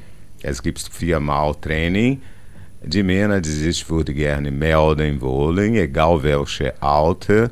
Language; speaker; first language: German; non-native, learner; Portuguese